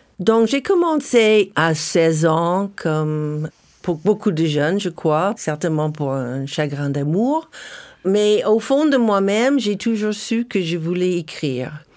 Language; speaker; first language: French; non-native, fluent; English